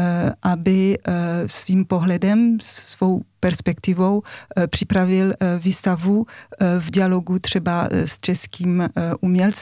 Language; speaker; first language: Czech; non-native, fluent; French